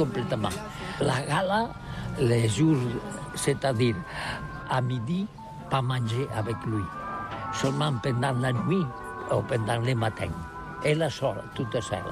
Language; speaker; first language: French; non-native, learner; Spanish